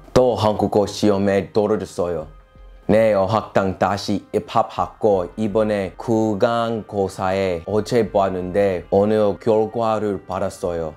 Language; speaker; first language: Korean; non-native, learner; English